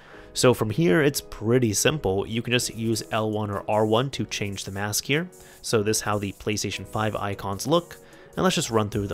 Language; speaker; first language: English; native; English